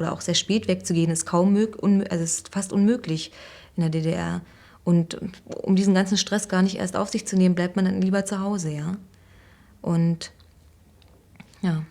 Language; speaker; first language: German; native; German